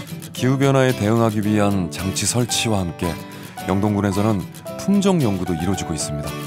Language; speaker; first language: Korean; native; Korean